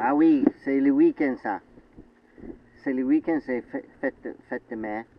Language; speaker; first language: French; non-native, learner; English